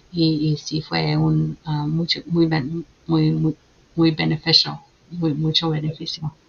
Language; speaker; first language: Spanish; early bilingual, heritage; Spanish